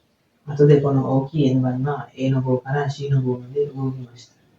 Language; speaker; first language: Japanese; non-native, learner; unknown